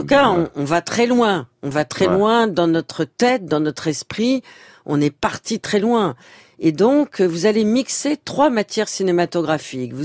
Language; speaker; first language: French; native; French